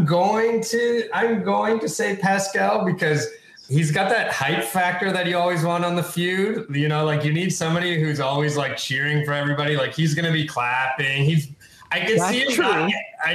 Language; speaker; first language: English; native; English